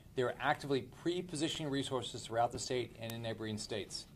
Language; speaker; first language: English; native; English